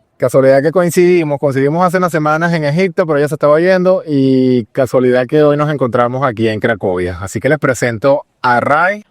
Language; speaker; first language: Spanish; native; Spanish